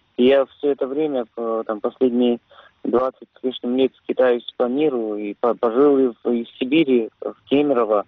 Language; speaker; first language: Russian; native; Russian